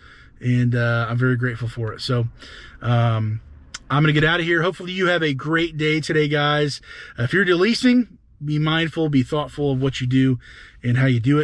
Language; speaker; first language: English; native; English